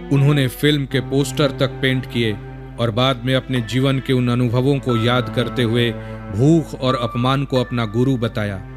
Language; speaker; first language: Hindi; native; Hindi